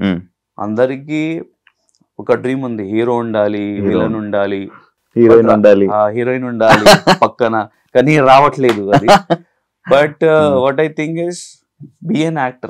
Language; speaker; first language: Telugu; non-native, learner; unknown